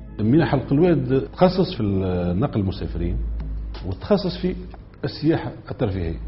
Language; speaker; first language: Arabic; native; Arabic